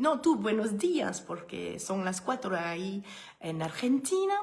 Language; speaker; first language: Spanish; non-native, learner; French